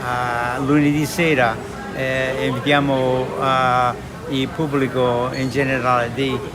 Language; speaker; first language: Italian; early bilingual, heritage; English